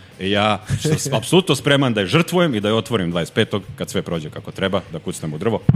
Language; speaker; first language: Serbian; native; Serbian